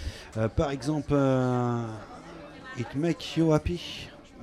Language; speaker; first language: French; native; French